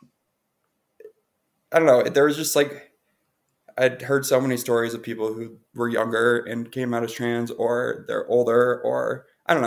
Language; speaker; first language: English; native; English